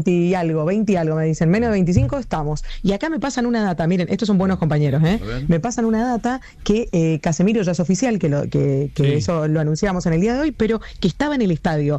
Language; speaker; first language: Spanish; native; Spanish